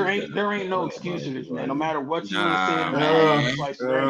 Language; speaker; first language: English; native; English